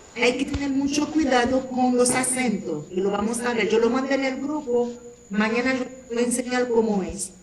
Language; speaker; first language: Spanish; non-native, fluent; French